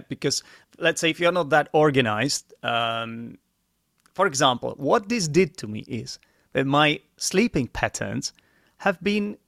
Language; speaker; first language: English; non-native, fluent; Czech